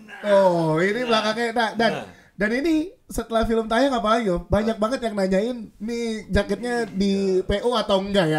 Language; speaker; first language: Indonesian; native; Indonesian